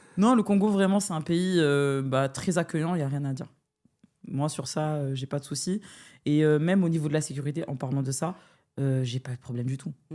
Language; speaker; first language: French; native; French